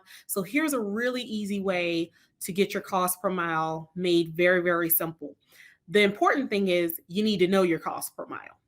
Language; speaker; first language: English; native; English